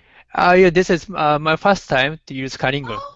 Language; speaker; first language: English; non-native, learner; Japanese